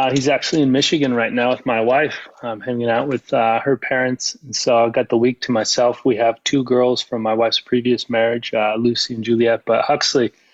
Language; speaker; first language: English; native; English